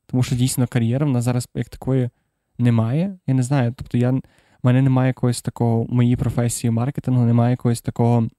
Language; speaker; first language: Ukrainian; non-native, local second language; Russian